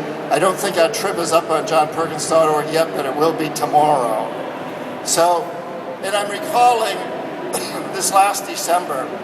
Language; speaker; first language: English; native; English